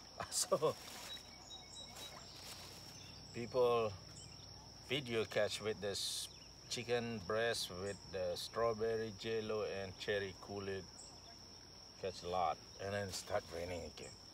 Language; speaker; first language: English; non-native, learner; Indonesian